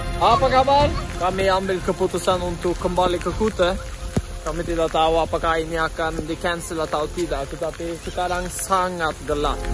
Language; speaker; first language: Indonesian; non-native, fluent; Norwegian